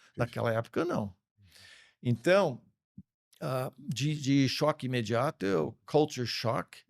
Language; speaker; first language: Portuguese; early bilingual, other home language; English